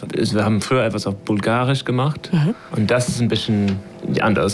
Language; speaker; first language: German; non-native, fluent; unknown